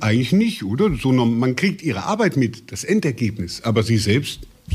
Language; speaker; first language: German; native; German